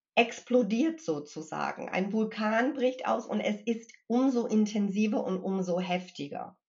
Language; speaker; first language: German; early bilingual, other home language; English